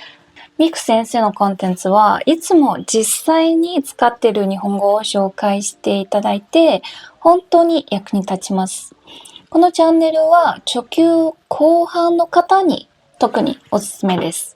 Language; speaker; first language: Japanese; non-native, fluent; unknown